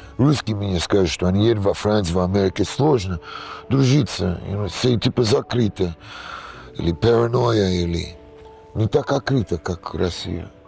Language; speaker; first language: Russian; non-native, learner; English